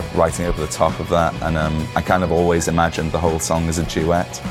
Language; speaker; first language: English; native; English